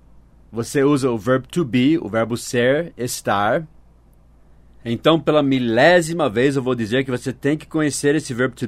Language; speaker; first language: Portuguese; non-native, fluent; English